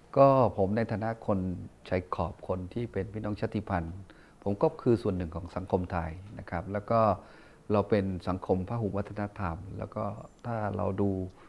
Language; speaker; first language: Thai; non-native, local second language; Karen languages